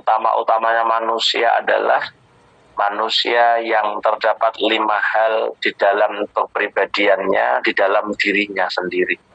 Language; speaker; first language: Indonesian; native; Indonesian